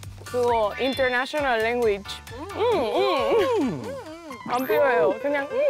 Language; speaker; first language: Korean; non-native, learner; Spanish